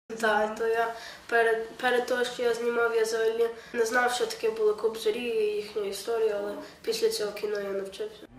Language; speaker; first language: Ukrainian; early bilingual, heritage; Ukrainian